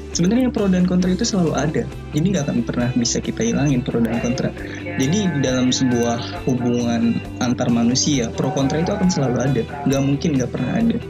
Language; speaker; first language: Indonesian; native; Indonesian